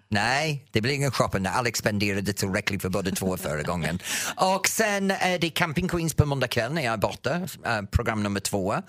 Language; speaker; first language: Swedish; non-native, fluent; English